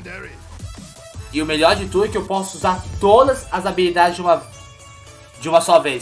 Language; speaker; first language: Portuguese; native; Portuguese